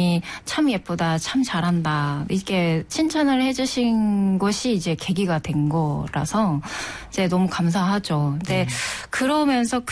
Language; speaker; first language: Korean; non-native, fluent; Japanese